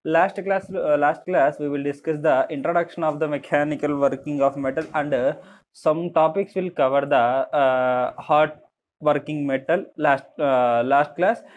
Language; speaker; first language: English; non-native, local second language; Telugu